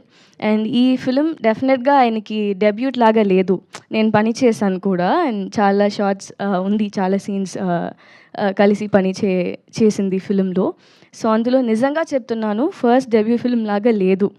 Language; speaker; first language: Telugu; non-native, learner; Tamil